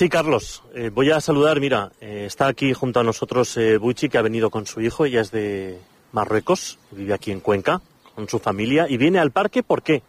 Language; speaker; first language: Spanish; native; Spanish